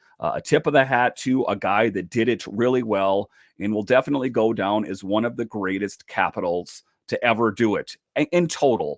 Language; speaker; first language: English; native; English